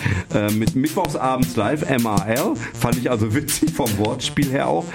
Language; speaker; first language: German; native; German